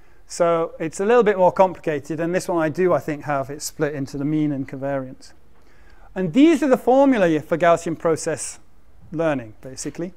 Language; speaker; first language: English; native; English